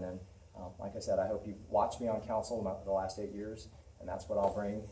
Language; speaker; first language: English; native; English